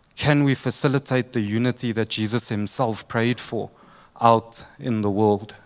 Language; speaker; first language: English; native; English